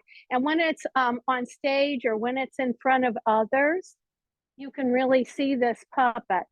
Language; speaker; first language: English; native; English